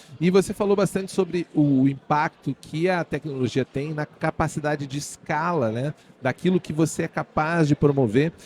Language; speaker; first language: Portuguese; native; Portuguese